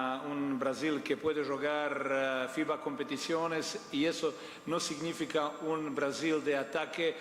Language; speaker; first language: Spanish; non-native, fluent; Portuguese